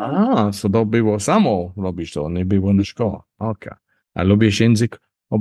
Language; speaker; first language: Polish; non-native, learner; English